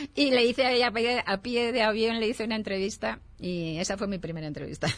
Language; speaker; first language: Spanish; native; Spanish